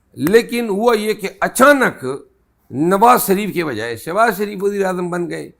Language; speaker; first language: Urdu; non-native, local second language; Pashto